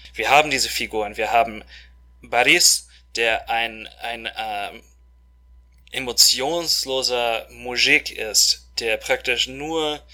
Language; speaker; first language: German; non-native, fluent; Russian